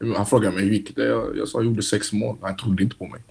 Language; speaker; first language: Swedish; early bilingual, other home language; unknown